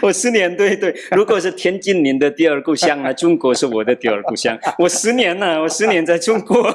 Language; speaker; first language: Chinese; non-native, fluent; Madurese